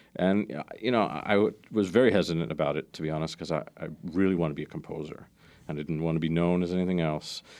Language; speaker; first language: English; native; English